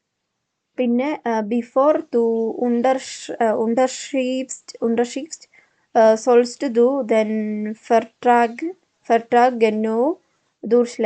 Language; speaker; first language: German; non-native, learner; Malayalam